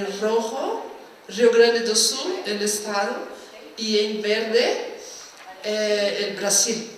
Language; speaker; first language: Spanish; non-native, fluent; Portuguese